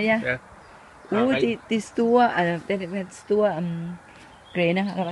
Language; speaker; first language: Danish; non-native, learner; Thai